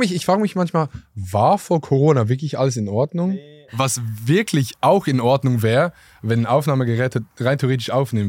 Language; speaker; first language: German; native; German